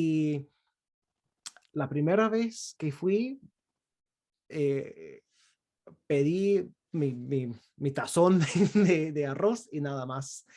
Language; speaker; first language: Spanish; non-native, fluent; English